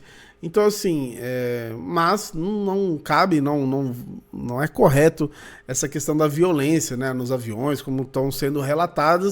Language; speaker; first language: Portuguese; native; Portuguese